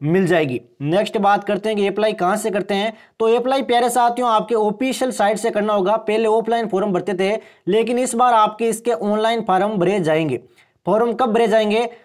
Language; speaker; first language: Hindi; native; Hindi